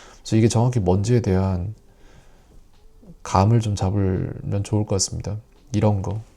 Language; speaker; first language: Korean; native; Korean